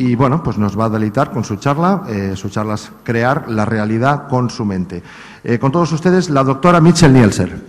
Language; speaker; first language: Spanish; native; Spanish